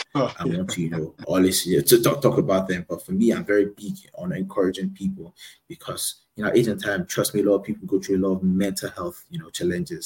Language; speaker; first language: English; non-native, local second language; Yoruba